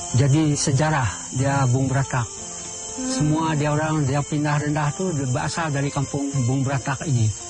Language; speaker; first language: Malay; non-native, local second language; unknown